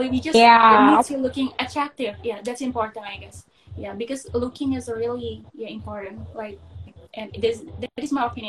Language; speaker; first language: English; non-native, local second language; Indonesian